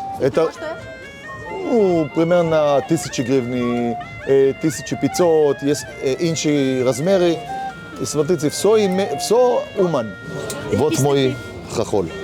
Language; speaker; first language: Russian; early bilingual, heritage; Hebrew